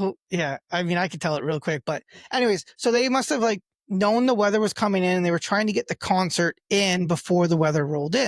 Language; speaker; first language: English; native; English